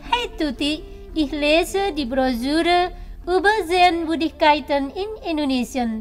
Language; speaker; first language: German; non-native, fluent; Indonesian